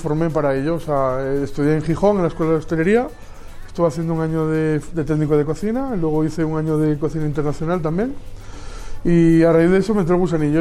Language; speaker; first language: Spanish; native; Spanish